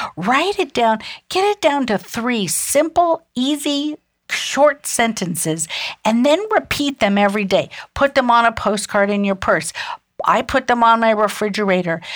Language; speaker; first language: English; early bilingual, other home language; German